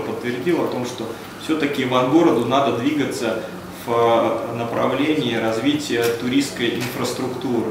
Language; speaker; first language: Russian; native; Russian